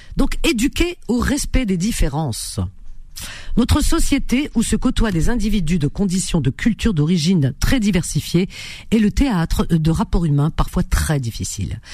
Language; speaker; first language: French; native; French